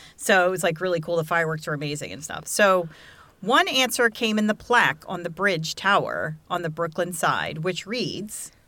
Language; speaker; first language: English; native; English